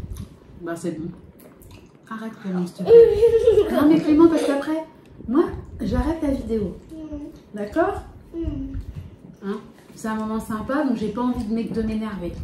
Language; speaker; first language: French; native; French